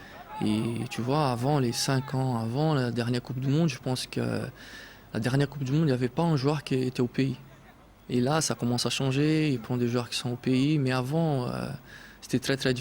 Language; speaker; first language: French; non-native, fluent; Portuguese